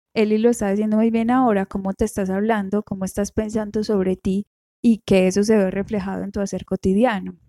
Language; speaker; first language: Spanish; native; Spanish